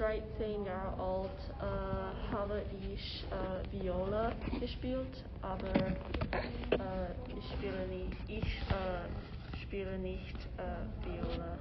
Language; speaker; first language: German; non-native, learner; English